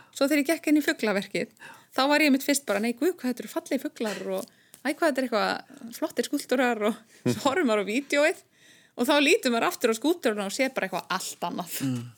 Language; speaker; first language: Icelandic; native; Icelandic